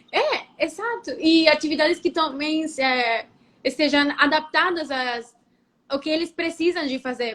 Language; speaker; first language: Portuguese; non-native, fluent; Spanish